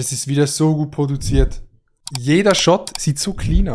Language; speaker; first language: German; native; German